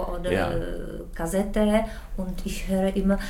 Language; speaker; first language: German; non-native, learner; Czech